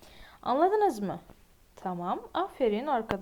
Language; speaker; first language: Turkish; non-native, fluent; Uzbek